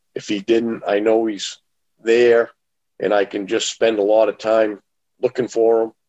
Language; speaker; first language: English; native; English